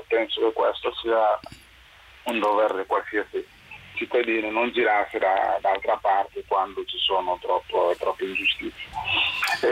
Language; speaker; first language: Italian; non-native, fluent; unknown